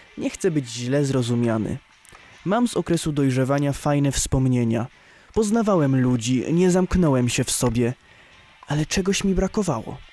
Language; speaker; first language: Polish; native; Polish